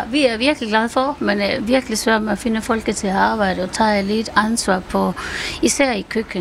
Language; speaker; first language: Danish; non-native, fluent; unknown